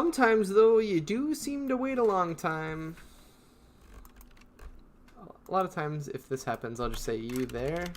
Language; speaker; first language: English; native; English